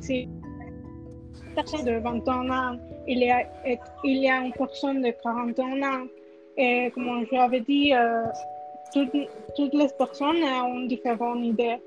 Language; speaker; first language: French; non-native, learner; Spanish